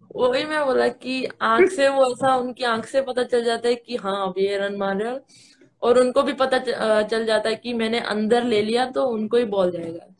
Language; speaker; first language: Hindi; native; Hindi